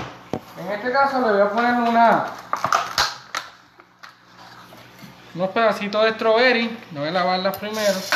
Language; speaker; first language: Spanish; native; Spanish